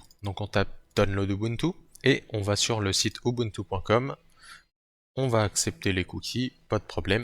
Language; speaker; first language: French; native; French